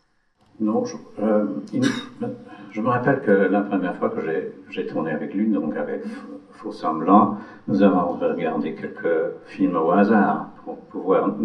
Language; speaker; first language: French; non-native, fluent; English